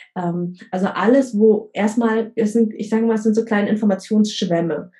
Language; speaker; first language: German; early bilingual, other home language; Vietnamese